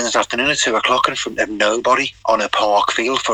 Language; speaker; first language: English; native; English